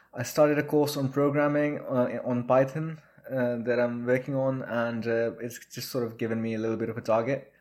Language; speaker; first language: English; non-native, local second language; Urdu